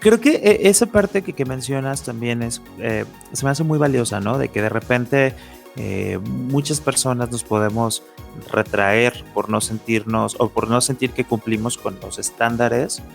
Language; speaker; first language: Spanish; native; Spanish